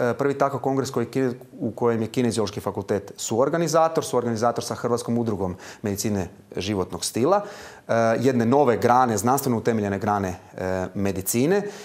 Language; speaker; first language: Croatian; native; Croatian